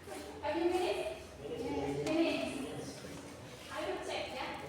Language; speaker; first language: English; non-native, learner; Indonesian